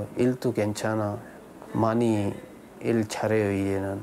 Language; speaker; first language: Korean; non-native, learner; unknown